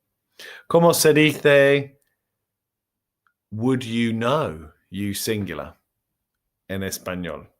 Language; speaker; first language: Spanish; non-native, fluent; English